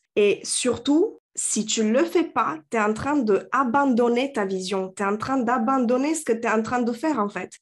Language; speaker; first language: French; non-native, fluent; Romanian